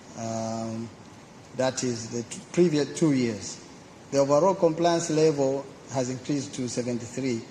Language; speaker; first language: English; non-native, local second language; Swahili